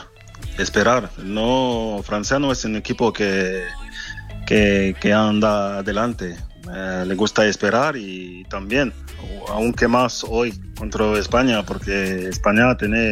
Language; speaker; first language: Spanish; non-native, fluent; French